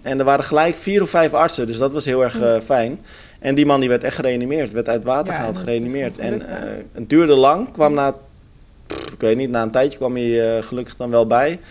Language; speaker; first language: Dutch; native; Dutch